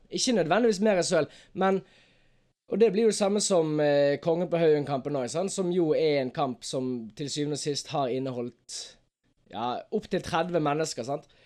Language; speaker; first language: Norwegian; native; Norwegian